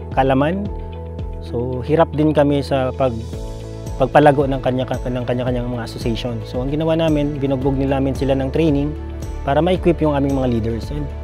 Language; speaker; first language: Filipino; non-native, local second language; Bikol